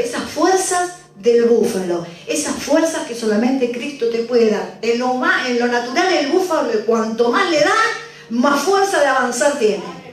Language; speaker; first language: Spanish; native; Spanish